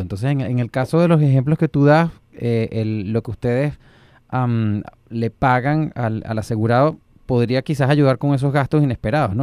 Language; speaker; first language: Spanish; native; Spanish